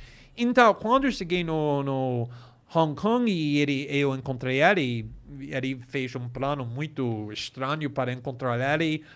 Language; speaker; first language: Portuguese; non-native, fluent; English